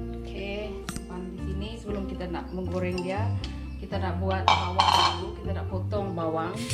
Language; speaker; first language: Malay; non-native, local second language; Iban